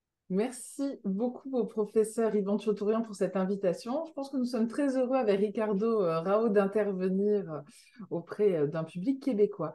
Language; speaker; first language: French; native; French